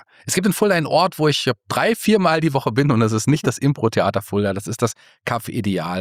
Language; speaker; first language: German; native; German